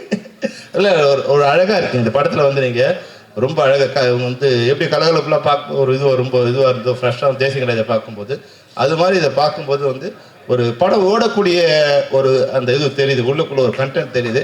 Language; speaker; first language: Tamil; native; Tamil